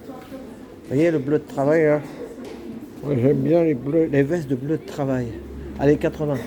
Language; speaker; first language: French; native; French